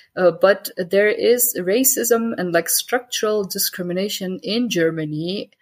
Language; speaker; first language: English; early bilingual, heritage; German